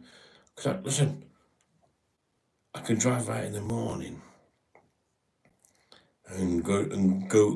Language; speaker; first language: English; native; English